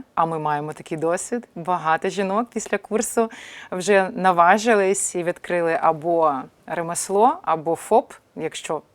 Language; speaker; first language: Ukrainian; native; Ukrainian